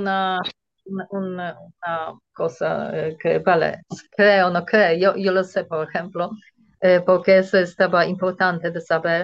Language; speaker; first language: Spanish; non-native, fluent; Polish